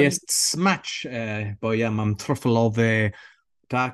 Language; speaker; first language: Polish; non-native, learner; English